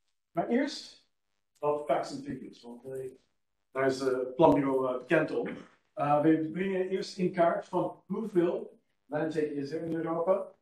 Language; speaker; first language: Dutch; non-native, fluent; English